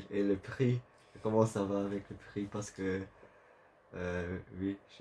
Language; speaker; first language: French; non-native, learner; Dutch